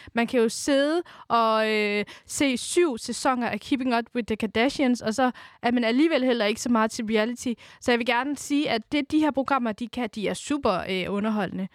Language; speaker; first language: Danish; early bilingual, other home language; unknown